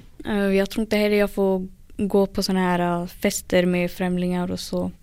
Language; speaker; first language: Swedish; early bilingual, other home language; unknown